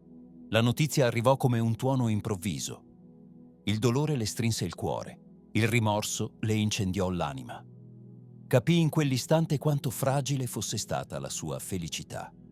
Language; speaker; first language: Italian; native; Italian